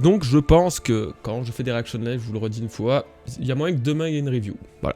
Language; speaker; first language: French; native; French